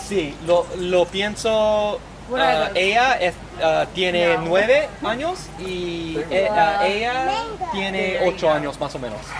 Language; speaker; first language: Spanish; non-native, learner; English